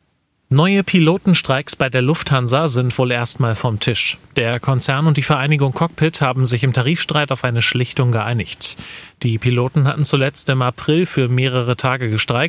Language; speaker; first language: German; native; German